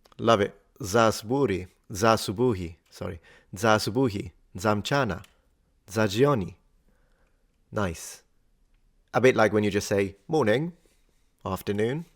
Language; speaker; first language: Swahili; non-native, learner; Italian